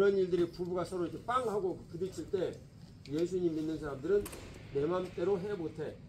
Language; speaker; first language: Korean; native; Korean